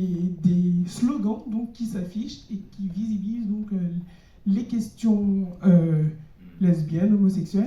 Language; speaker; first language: French; native; French